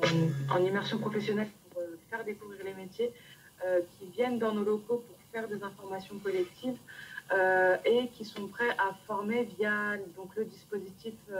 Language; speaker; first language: French; native; French